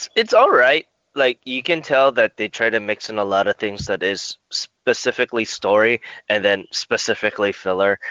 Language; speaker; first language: English; native; English